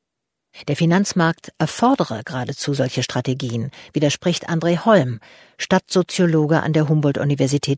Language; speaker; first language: German; native; German